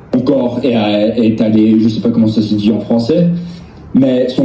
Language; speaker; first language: French; non-native, learner; English